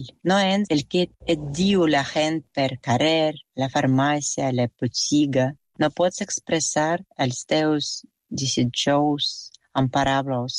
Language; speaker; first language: Catalan; non-native, learner; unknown